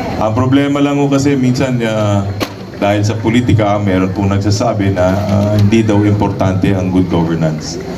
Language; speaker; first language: Filipino; native; Filipino